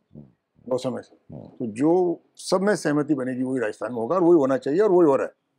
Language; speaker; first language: Hindi; native; Hindi